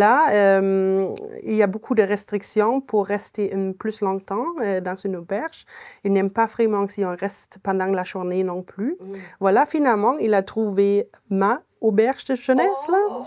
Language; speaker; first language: French; non-native, fluent; German